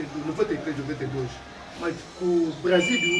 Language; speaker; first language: Portuguese; non-native, learner; Lingala